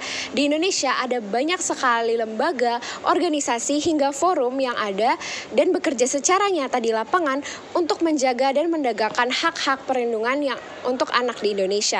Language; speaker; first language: Indonesian; native; Indonesian